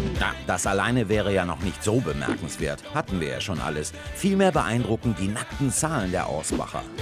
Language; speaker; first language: German; native; German